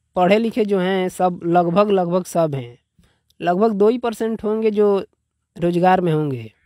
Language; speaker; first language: Hindi; native; Hindi